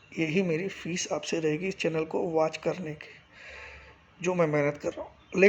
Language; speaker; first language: Hindi; native; Hindi